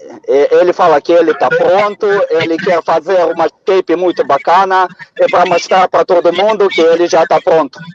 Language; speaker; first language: Portuguese; non-native, fluent; Russian